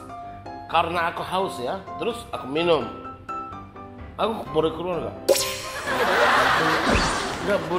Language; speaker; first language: Indonesian; non-native, fluent; Japanese